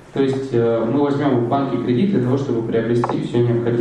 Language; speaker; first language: Russian; native; Russian